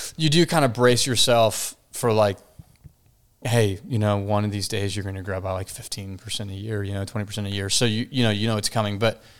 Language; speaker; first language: English; native; English